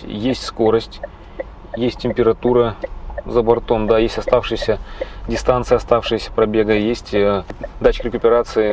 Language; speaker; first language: Russian; native; Russian